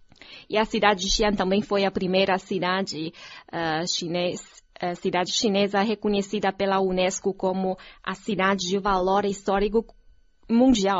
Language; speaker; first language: Portuguese; non-native, fluent; Chinese